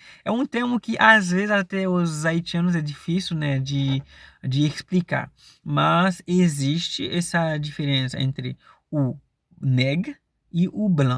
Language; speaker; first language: Portuguese; non-native, fluent; Haitian Creole